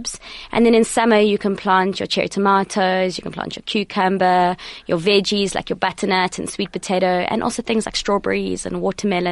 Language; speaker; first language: English; native; English